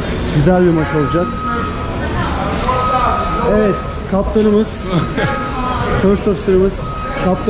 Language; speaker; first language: Turkish; native; Turkish